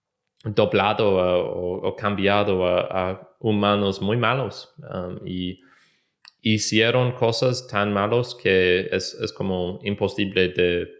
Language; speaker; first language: Spanish; non-native, learner; English